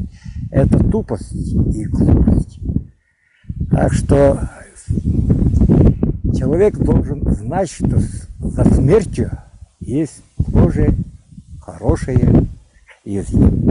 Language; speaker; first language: Russian; non-native, local second language; Yakut